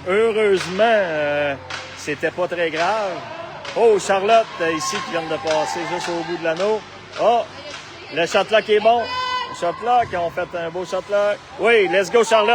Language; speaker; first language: French; native; French